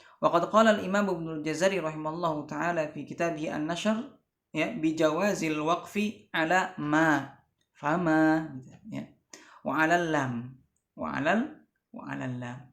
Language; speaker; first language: Arabic; non-native, fluent; Indonesian